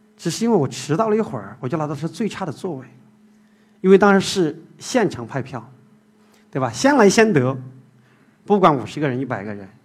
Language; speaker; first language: Chinese; native; Chinese